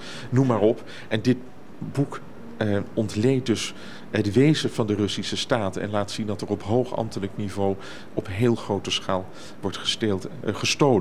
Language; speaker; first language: Dutch; native; Dutch